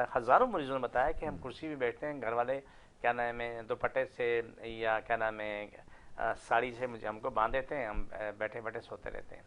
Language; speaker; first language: Urdu; non-native, local second language; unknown